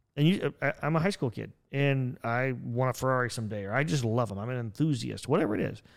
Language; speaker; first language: English; native; English